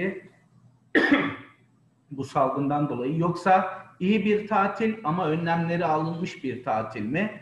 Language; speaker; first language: Turkish; native; Turkish